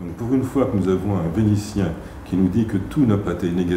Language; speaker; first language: French; native; French